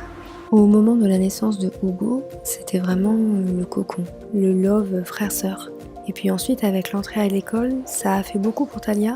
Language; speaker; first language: French; native; French